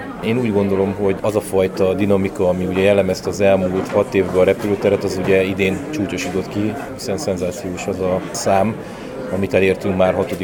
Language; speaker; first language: Hungarian; native; Hungarian